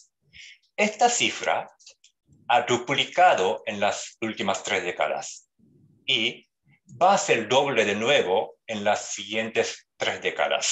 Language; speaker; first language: Spanish; non-native, fluent; Japanese